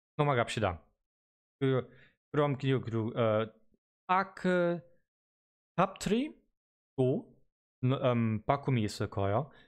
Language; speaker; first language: Korean; non-native, learner; German